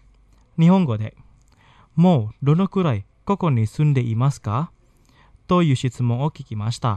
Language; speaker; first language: Japanese; non-native, fluent; Indonesian